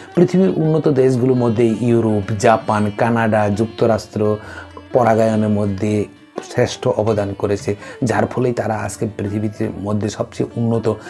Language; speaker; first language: Bangla; non-native, local second language; Kok Borok